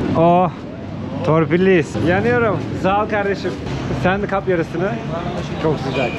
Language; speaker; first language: Turkish; native; Turkish